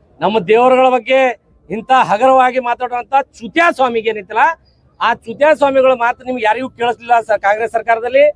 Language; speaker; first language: Kannada; native; Kannada